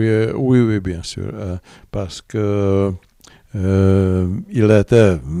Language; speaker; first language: French; non-native, learner; Czech